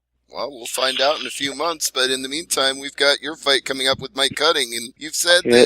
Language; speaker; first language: English; native; English